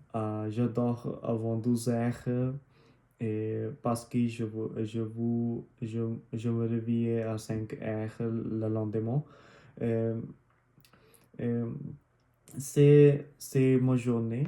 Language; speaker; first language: French; non-native, learner; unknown